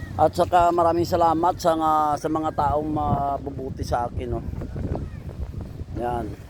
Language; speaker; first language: Filipino; non-native, local second language; Hiligaynon